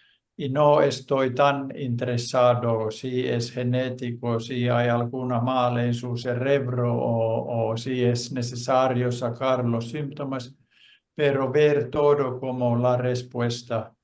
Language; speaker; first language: Spanish; non-native, fluent; Finnish